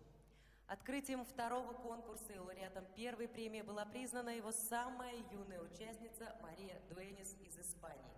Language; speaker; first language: Russian; native; Russian